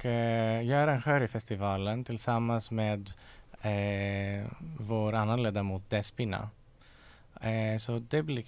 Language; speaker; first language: Swedish; non-native, fluent; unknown